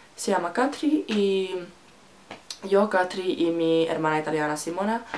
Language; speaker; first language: Spanish; non-native, learner; Finnish